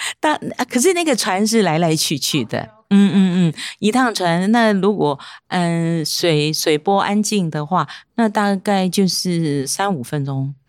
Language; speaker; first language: Chinese; non-native, local second language; Hakka Chinese